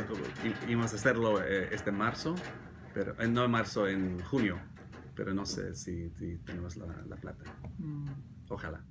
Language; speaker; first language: Spanish; early bilingual, heritage; English